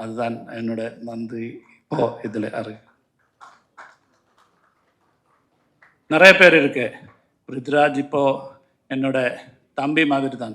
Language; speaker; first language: Tamil; non-native, learner; Malayalam